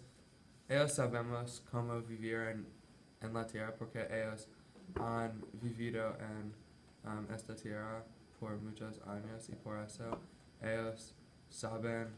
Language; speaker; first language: Spanish; non-native, learner; English